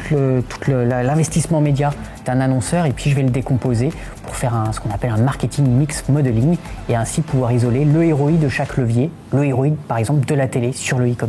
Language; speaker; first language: French; native; French